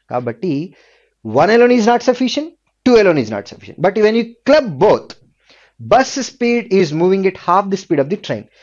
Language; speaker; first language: English; non-native, local second language; Telugu